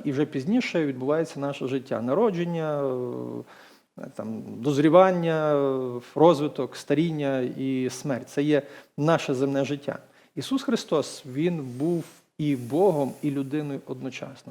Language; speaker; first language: Ukrainian; native; Ukrainian